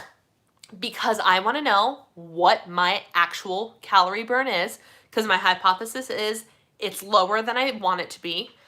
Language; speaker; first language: English; native; English